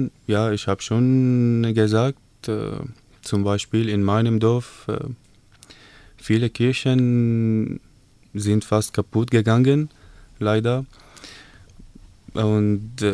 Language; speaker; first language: German; non-native, learner; Arabic